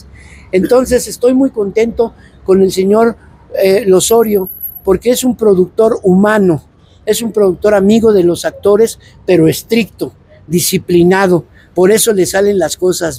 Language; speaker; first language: Spanish; native; Spanish